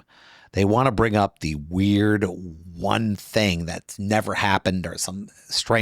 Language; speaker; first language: English; native; English